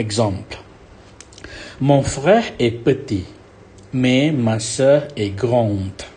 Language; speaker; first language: French; non-native, fluent; Malay